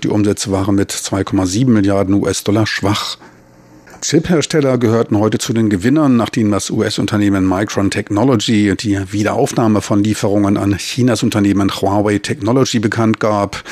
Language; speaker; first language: German; native; German